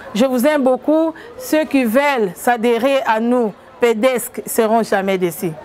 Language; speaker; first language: French; non-native, local second language; Lingala